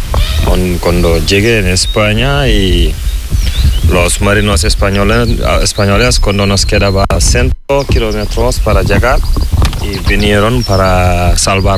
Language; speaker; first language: Spanish; non-native, learner; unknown